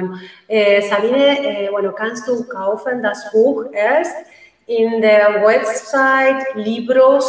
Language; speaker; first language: German; non-native, learner; Spanish